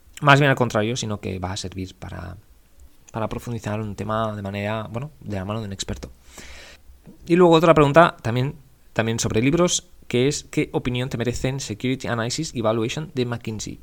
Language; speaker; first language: Spanish; native; Spanish